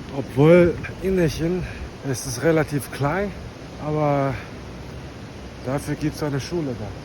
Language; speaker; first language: German; non-native, learner; Chinese